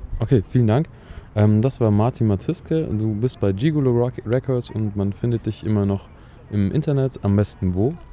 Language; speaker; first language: German; native; German